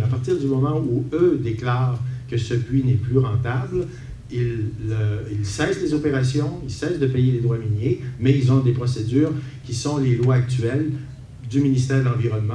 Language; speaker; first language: French; native; French